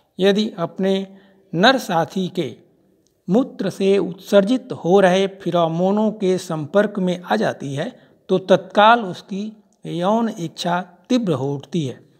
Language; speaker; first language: Hindi; native; Hindi